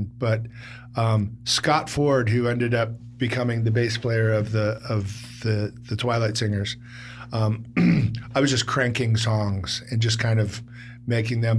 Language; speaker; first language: English; native; English